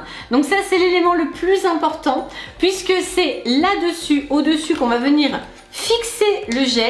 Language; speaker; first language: French; native; French